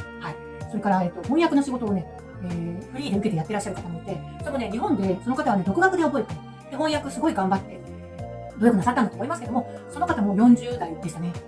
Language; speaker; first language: Japanese; native; Japanese